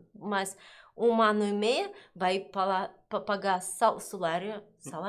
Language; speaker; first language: Portuguese; non-native, learner; Russian